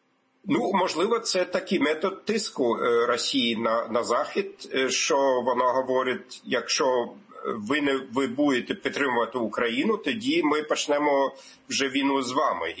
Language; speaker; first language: Ukrainian; non-native, fluent; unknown